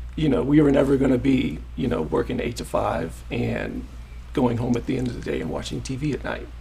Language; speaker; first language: English; native; English